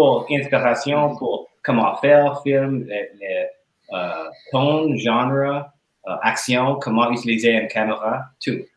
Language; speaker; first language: French; non-native, learner; English